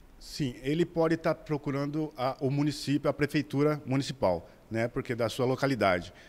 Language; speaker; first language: Portuguese; native; Portuguese